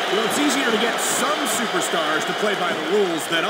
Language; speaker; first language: English; native; English